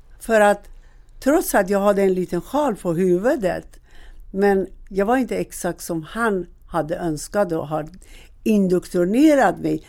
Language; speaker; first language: Swedish; non-native, fluent; Persian